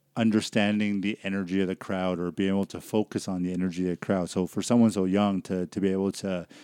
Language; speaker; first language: English; native; English